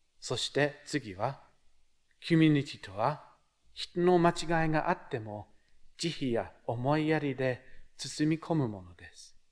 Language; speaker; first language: Japanese; non-native, fluent; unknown